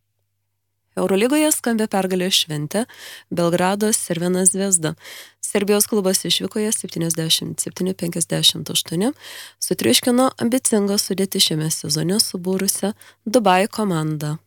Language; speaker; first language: Lithuanian; native; Lithuanian